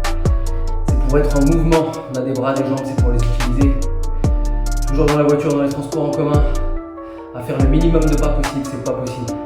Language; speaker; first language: French; native; French